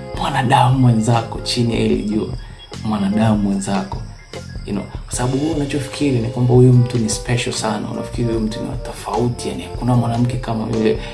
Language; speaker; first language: Swahili; native; Swahili